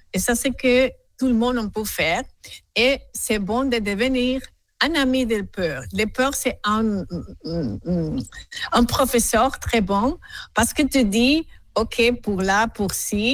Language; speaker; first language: French; non-native, fluent; Spanish